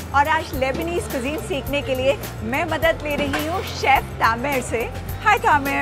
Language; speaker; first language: Hindi; native; Hindi